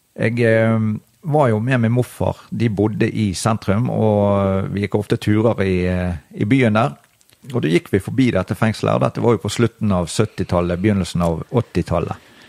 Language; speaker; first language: Norwegian; native; Norwegian